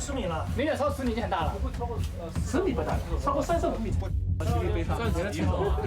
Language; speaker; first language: Chinese; native; Chinese